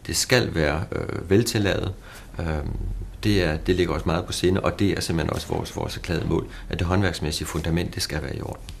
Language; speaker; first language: Danish; native; Danish